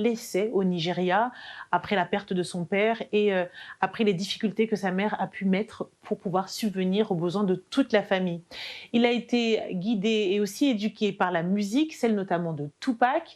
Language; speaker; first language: French; native; French